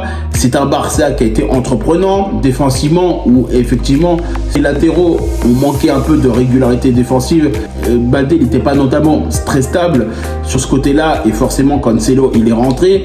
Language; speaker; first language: French; native; French